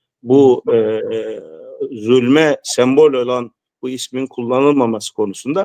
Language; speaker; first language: Turkish; early bilingual, heritage; Turkish